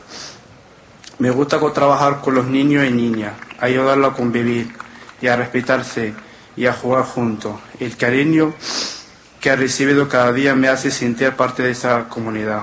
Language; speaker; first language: Spanish; non-native, fluent; Arabic